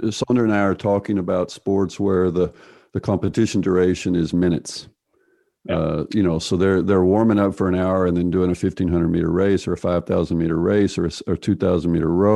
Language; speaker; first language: English; native; English